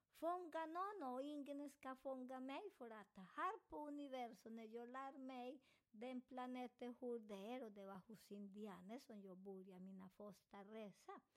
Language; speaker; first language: Swedish; non-native, learner; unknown